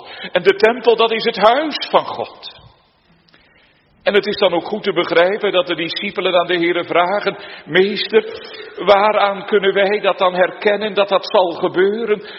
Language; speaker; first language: Dutch; native; Dutch